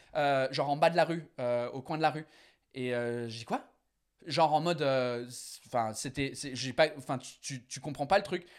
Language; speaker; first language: French; non-native, fluent; English